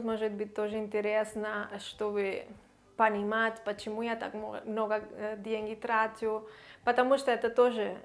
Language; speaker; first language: Russian; non-native, learner; Catalan